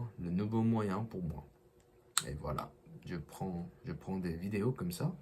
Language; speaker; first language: French; non-native, learner; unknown